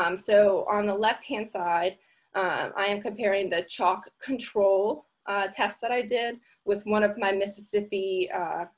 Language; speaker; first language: English; native; English